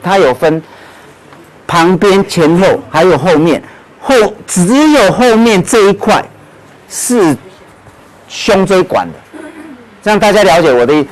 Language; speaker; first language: Chinese; native; Chinese